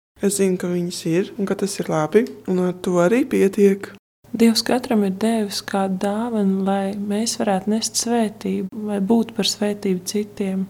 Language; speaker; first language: Latvian; native; Latvian